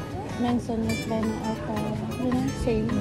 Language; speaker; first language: Dutch; non-native, learner; Filipino